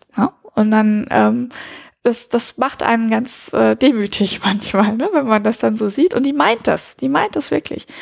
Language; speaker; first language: German; early bilingual, heritage; German